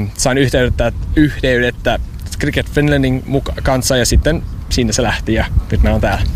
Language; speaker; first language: Finnish; non-native, learner; English